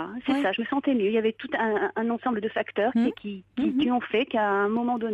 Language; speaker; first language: French; native; French